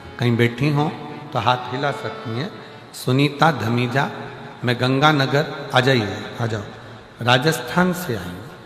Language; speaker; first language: Hindi; native; Hindi